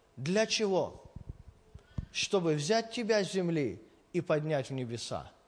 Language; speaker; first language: Russian; native; Russian